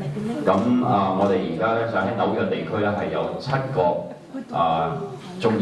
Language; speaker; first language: Cantonese; native; Cantonese